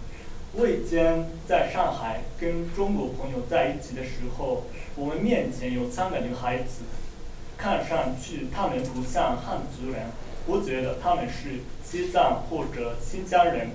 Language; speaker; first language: Chinese; non-native, learner; Japanese